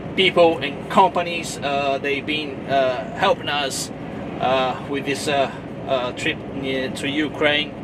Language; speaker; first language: English; non-native, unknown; Portuguese